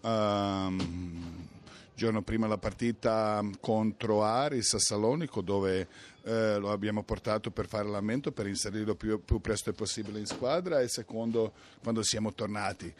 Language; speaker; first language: Italian; non-native, fluent; Croatian